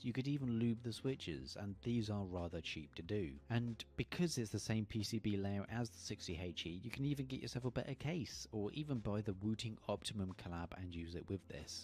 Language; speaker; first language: English; native; English